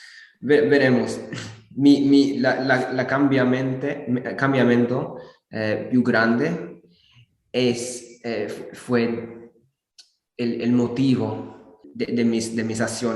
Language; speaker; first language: Spanish; non-native, learner; English